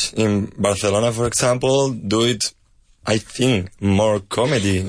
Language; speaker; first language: English; non-native, learner; Spanish